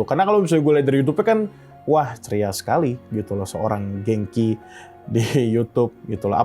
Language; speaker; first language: Indonesian; native; Indonesian